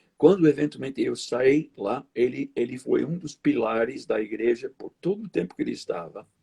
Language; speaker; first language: Portuguese; non-native, fluent; English